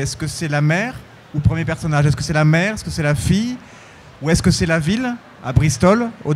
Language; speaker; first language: French; native; French